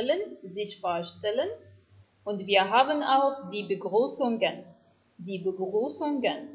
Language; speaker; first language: German; non-native, fluent; Arabic